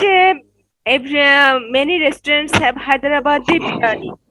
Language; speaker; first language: English; non-native, local second language; Bangla